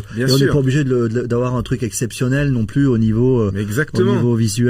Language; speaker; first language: French; native; French